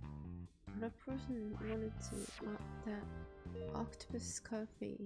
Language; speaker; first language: English; non-native, learner; Japanese